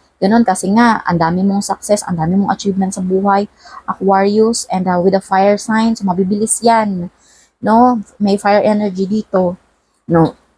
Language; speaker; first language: Filipino; non-native, local second language; Cebuano